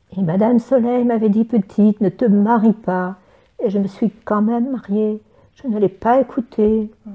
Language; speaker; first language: French; native; French